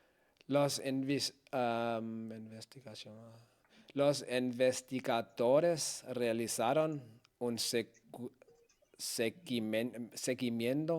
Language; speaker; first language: Spanish; non-native, learner; Danish